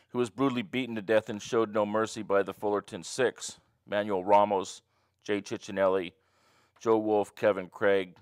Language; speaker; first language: English; native; English